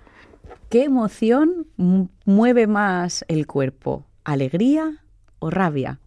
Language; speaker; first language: Spanish; native; Spanish